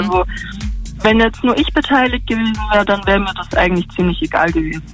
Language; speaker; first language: German; native; German